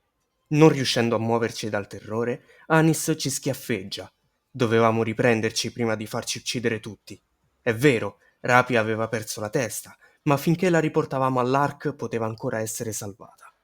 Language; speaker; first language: Italian; native; Italian